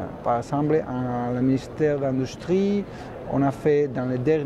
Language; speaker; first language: French; non-native, fluent; Spanish